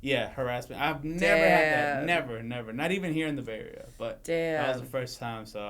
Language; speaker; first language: English; native; English